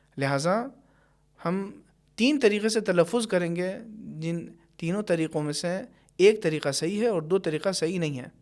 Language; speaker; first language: Urdu; native; Urdu